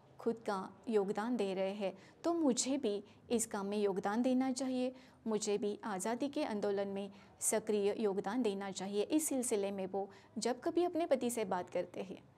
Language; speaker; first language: Hindi; non-native, local second language; Marathi